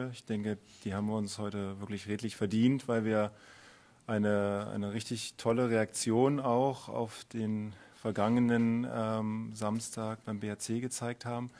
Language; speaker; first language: German; native; German